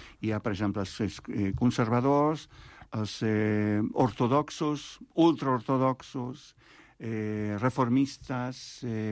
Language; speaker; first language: Catalan; non-native, fluent; Spanish